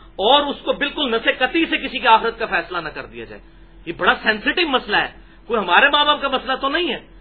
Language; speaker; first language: Urdu; native; Urdu